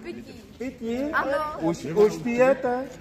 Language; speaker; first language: Czech; non-native, learner; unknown